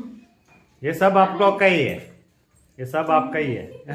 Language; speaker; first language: Hindi; non-native, local second language; Kannada